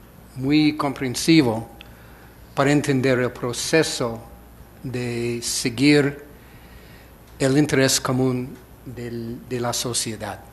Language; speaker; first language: Spanish; non-native, fluent; English